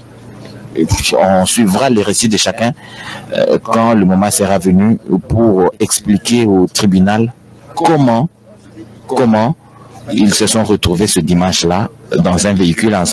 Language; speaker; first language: French; non-native, local second language; Lingala